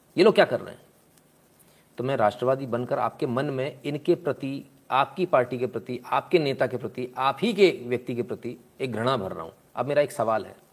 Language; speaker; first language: Hindi; native; Hindi